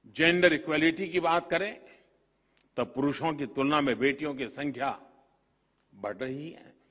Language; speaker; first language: Hindi; non-native, local second language; Gujarati